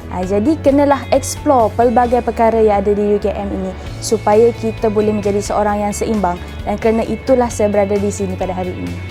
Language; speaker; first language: Malay; non-native, local second language; Iban